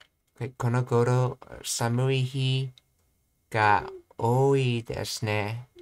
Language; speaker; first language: Japanese; non-native, learner; English